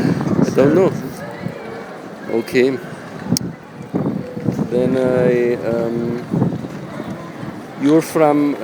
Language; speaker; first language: English; non-native, learner; German